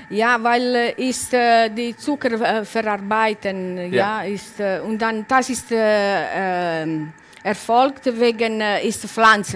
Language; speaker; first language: German; non-native, learner; Italian